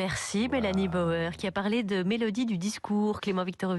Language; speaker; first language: French; native; French